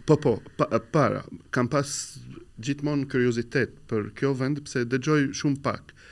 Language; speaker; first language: Albanian; non-native, learner; Arabic